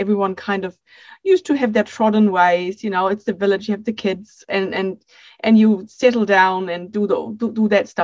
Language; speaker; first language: English; non-native, fluent; German